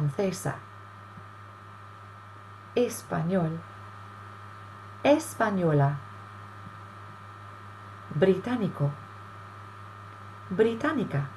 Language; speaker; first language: Spanish; non-native, fluent; English